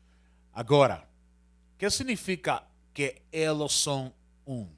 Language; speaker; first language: Portuguese; non-native, learner; Spanish